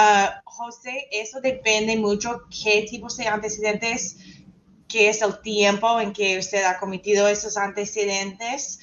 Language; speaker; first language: Spanish; non-native, fluent; English